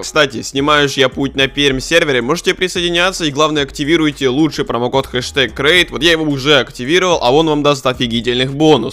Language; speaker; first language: Russian; native; Russian